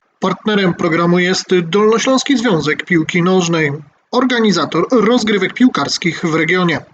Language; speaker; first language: Polish; native; Polish